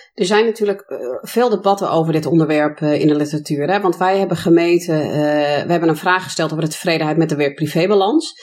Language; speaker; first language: Dutch; non-native, fluent; English